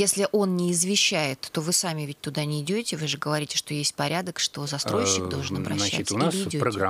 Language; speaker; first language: Russian; native; Russian